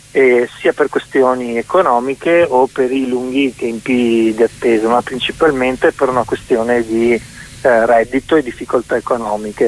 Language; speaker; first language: Italian; native; Italian